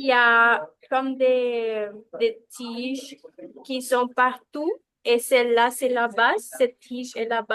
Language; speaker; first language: French; non-native, learner; Spanish